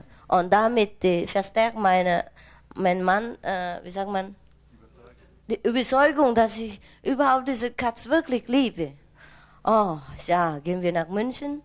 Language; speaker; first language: German; non-native, fluent; Vietnamese